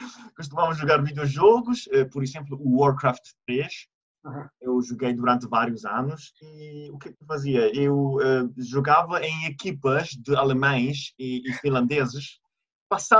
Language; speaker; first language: Portuguese; non-native, fluent; Italian